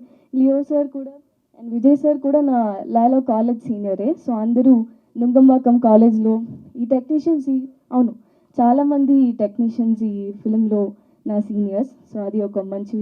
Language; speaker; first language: Telugu; non-native, local second language; Tamil